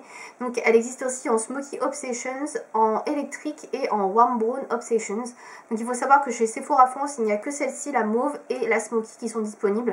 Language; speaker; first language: French; native; French